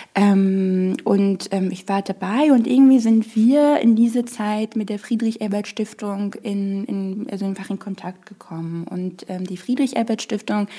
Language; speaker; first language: German; non-native, fluent; Arabic